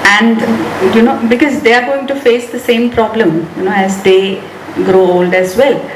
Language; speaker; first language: English; non-native, local second language; Malayalam